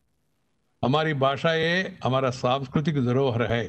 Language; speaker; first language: Hindi; non-native, local second language; Telugu